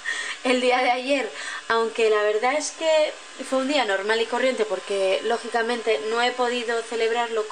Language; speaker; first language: Spanish; native; Spanish